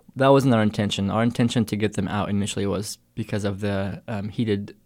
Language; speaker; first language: English; early bilingual, other home language; Arabic